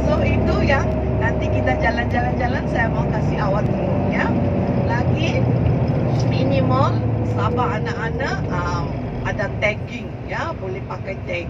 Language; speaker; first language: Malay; non-native, local second language; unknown